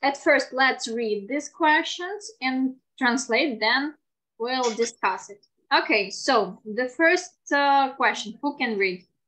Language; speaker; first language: English; non-native, fluent; Ukrainian